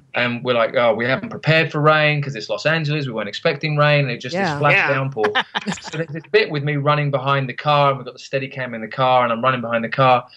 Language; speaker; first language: English; native; English